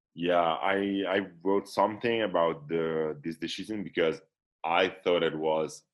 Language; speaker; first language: English; non-native, fluent; Italian